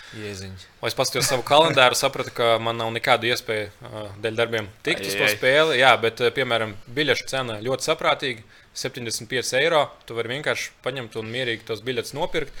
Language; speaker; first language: Latvian; early bilingual, other home language; Lithuanian